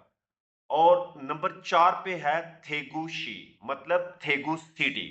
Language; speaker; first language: Urdu; non-native, local second language; Punjabi